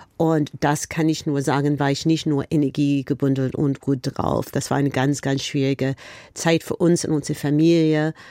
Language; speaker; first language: German; non-native, fluent; English